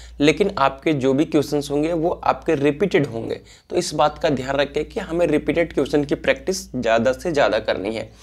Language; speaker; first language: Hindi; native; Hindi